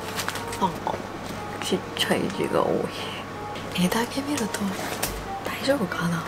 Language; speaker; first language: Japanese; non-native, fluent; English